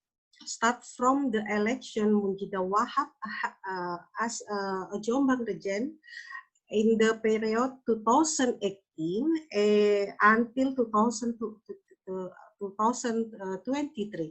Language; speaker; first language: English; non-native, learner; Indonesian